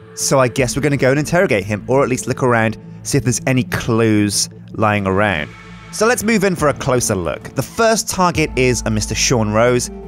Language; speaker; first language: English; native; English